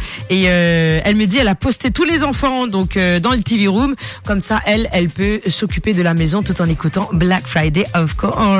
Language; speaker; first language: French; non-native, local second language; Morisyen